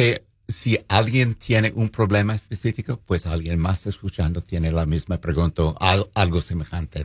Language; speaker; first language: Spanish; non-native, fluent; English